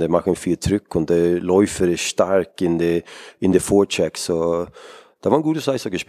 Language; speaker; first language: German; non-native, fluent; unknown